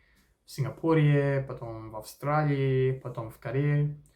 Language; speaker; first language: Russian; non-native, fluent; English